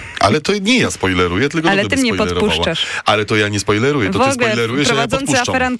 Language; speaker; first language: Polish; native; Polish